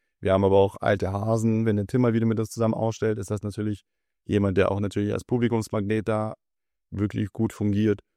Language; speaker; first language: German; early bilingual, other home language; Russian